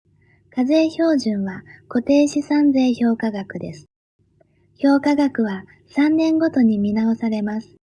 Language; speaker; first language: Japanese; native; Japanese